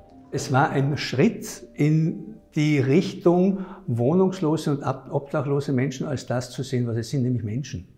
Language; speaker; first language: German; native; German